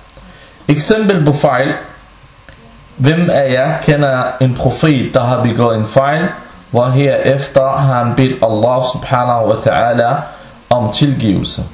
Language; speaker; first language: Danish; non-native, local second language; Arabic